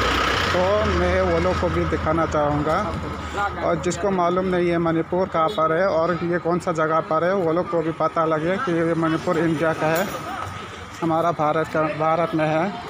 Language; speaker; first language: Hindi; non-native, local second language; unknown